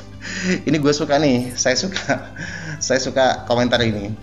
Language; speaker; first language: Indonesian; native; Indonesian